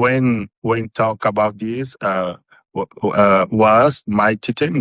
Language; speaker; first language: English; non-native, learner; Portuguese